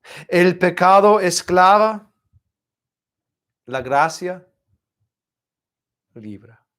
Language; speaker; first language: Spanish; non-native, fluent; English